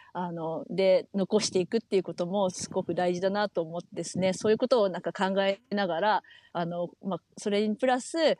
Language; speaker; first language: Japanese; native; Japanese